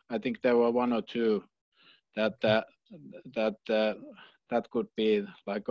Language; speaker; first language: English; non-native, fluent; Finnish